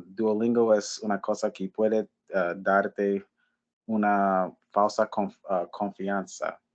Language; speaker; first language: Spanish; non-native, fluent; English